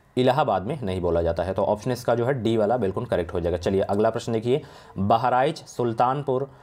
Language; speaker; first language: Hindi; native; Hindi